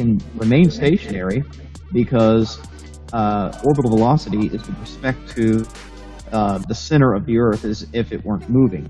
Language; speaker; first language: English; native; English